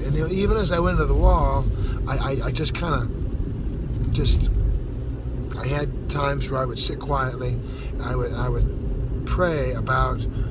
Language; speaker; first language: English; native; English